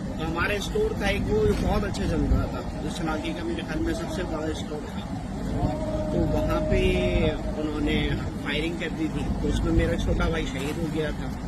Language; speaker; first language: Urdu; native; Urdu